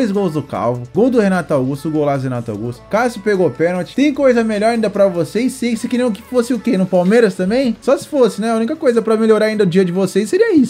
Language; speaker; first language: Portuguese; native; Portuguese